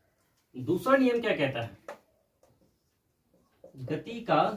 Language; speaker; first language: Hindi; native; Hindi